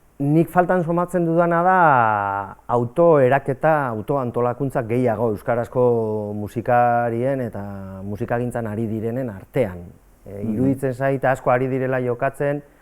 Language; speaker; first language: Basque; native; Basque